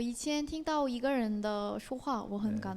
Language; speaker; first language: Chinese; non-native, learner; Korean